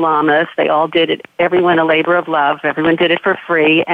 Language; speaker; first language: English; native; English